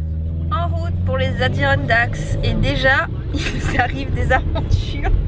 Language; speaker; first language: French; native; French